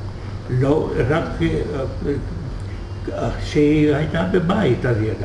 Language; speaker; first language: Hebrew; non-native, fluent; Hungarian